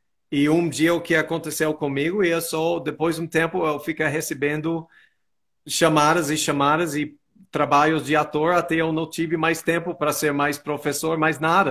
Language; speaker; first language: Portuguese; non-native, fluent; English